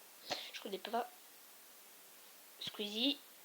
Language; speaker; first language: French; native; French